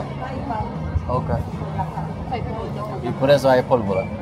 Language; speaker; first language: Spanish; non-native, learner; Swedish